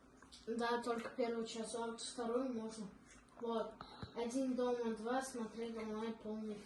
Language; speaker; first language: Russian; early bilingual, other home language; Tajik